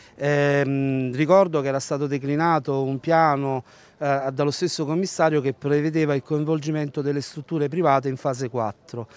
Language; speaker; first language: Italian; native; Italian